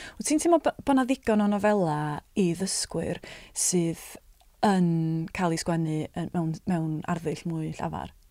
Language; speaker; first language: Welsh; native; Welsh